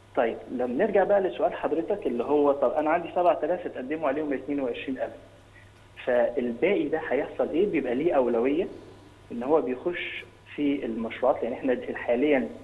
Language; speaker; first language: Arabic; native; Arabic